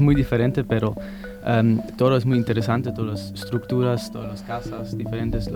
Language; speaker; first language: Spanish; non-native, fluent; German